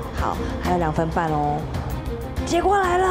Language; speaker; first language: Chinese; native; Chinese